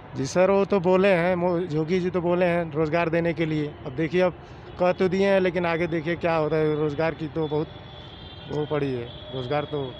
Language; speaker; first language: Hindi; native; Hindi